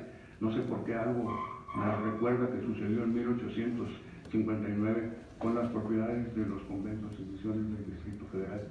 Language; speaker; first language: Spanish; native; Spanish